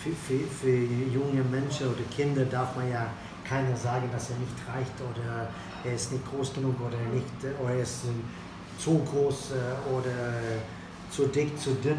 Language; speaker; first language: German; non-native, fluent; Swedish